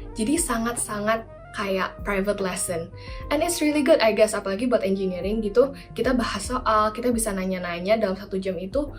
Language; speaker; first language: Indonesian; native; Indonesian